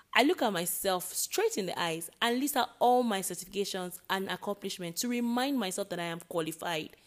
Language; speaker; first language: English; non-native, local second language; Yoruba